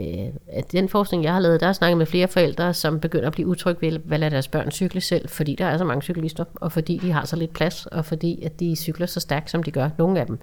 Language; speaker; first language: Danish; native; Danish